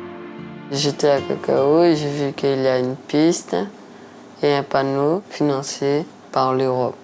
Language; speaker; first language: French; non-native, local second language; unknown